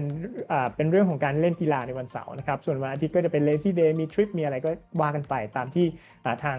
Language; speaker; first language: Thai; native; Thai